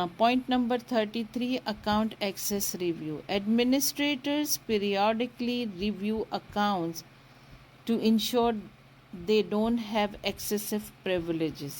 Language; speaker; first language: Urdu; native; Urdu